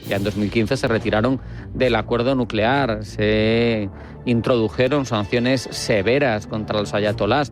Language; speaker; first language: Spanish; native; Spanish